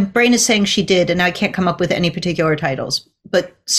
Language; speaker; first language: English; native; English